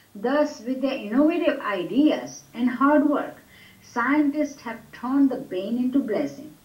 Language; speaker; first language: English; non-native, local second language; Gujarati